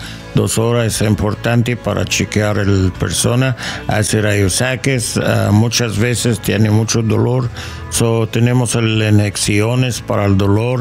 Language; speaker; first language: Spanish; non-native, learner; English